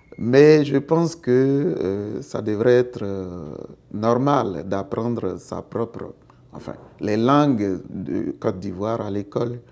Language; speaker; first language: French; non-native, local second language; Baoulé